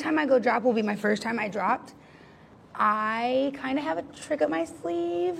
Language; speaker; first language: English; native; English